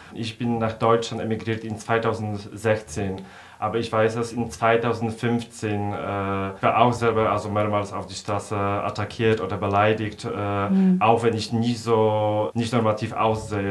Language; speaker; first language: German; non-native, fluent; Polish